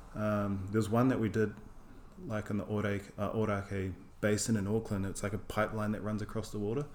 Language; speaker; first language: English; native; English